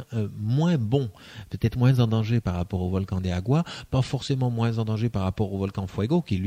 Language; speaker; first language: French; native; French